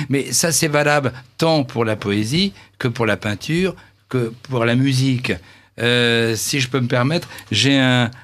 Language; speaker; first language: French; native; French